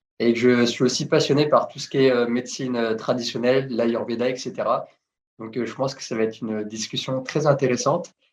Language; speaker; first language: French; native; French